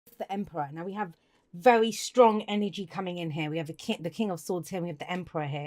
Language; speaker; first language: English; native; English